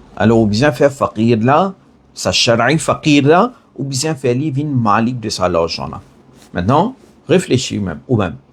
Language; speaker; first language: French; non-native, learner; Morisyen